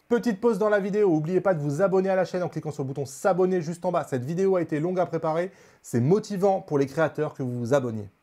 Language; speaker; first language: French; native; French